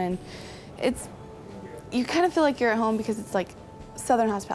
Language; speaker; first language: English; native; English